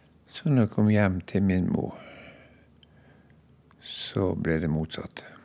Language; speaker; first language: Norwegian; native; Norwegian